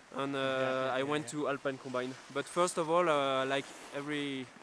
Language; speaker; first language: English; non-native, learner; French